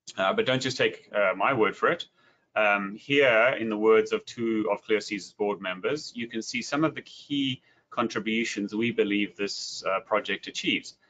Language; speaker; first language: English; native; English